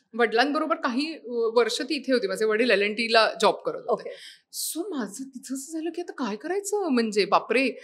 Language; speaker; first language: Marathi; native; Marathi